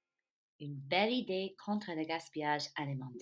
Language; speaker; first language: French; non-native, fluent; English